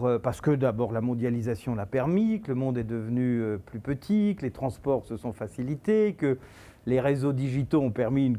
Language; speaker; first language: French; native; French